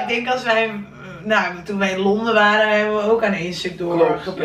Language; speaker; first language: Dutch; native; Dutch